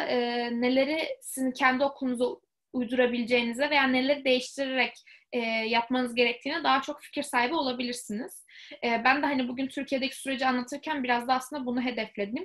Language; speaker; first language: Turkish; native; Turkish